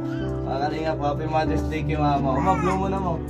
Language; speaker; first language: Filipino; non-native, local second language; Bikol